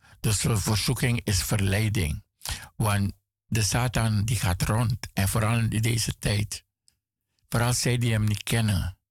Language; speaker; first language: Dutch; native; Dutch